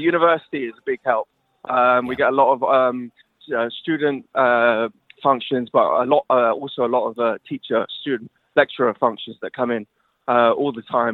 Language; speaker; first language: English; native; English